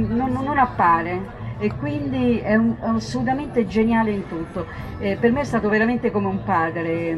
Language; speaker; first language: Italian; native; Italian